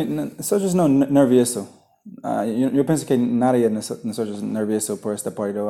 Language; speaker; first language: Spanish; non-native, learner; English